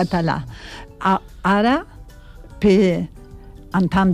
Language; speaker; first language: Catalan; non-native, learner; Spanish